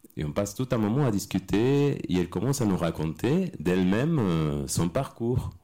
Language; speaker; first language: French; non-native, fluent; Spanish